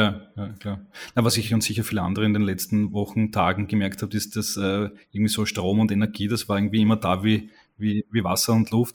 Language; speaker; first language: German; native; German